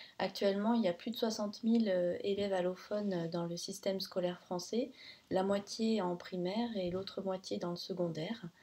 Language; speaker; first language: French; native; French